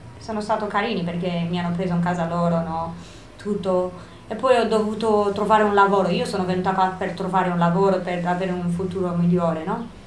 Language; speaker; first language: Italian; non-native, fluent; Romanian